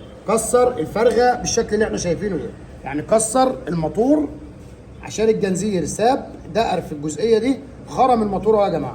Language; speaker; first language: Arabic; native; Arabic